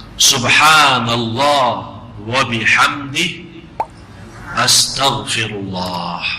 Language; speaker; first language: Malay; non-native, fluent; Arabic